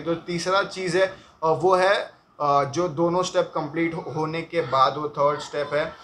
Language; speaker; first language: Hindi; non-native, local second language; Marathi